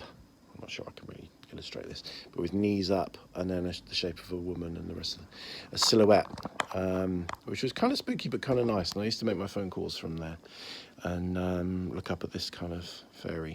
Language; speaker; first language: English; native; English